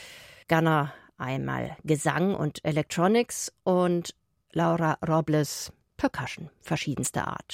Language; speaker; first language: German; native; German